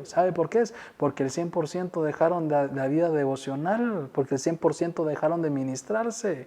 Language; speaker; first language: Spanish; native; Spanish